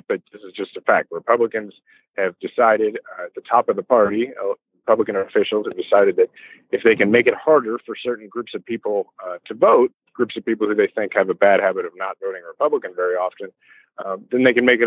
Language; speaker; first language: English; native; English